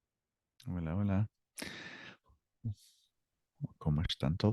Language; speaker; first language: Spanish; non-native, fluent; English